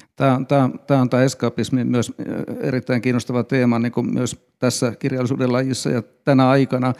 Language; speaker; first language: Finnish; native; Finnish